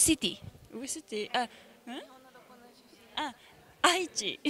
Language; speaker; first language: English; non-native, learner; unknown